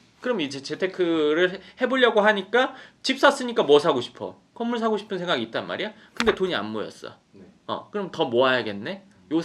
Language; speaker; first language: Korean; native; Korean